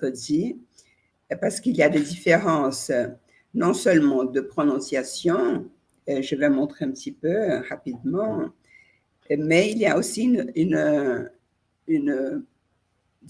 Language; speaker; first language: French; non-native, fluent; Portuguese